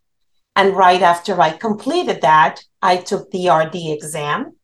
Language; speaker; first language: English; non-native, fluent; Spanish